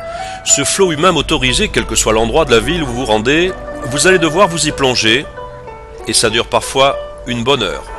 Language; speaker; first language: French; native; French